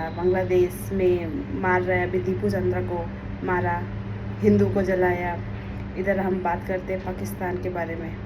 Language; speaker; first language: Hindi; non-native, local second language; Nepali